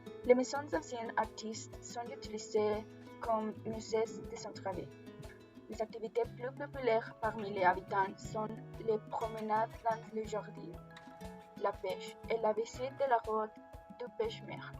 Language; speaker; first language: French; non-native, learner; Spanish